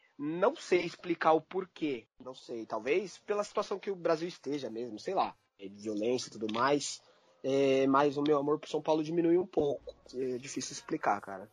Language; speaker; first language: Portuguese; native; Portuguese